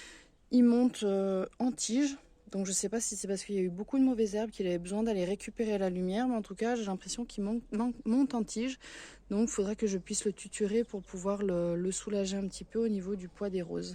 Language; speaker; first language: French; native; French